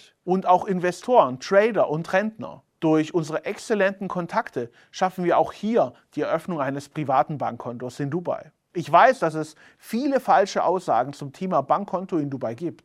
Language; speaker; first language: German; native; German